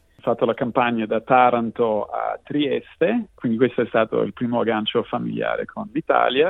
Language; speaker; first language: Italian; non-native, fluent; English